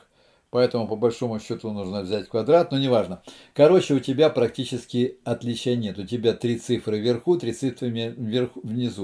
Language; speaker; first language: Russian; native; Russian